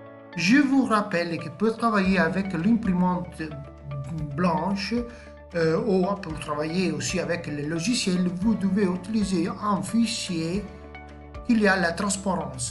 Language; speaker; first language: French; non-native, fluent; Italian